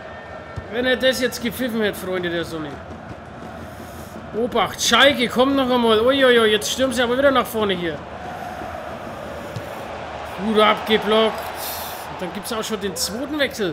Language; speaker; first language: German; native; German